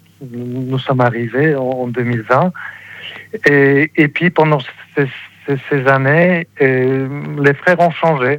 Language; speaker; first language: French; non-native, fluent; Polish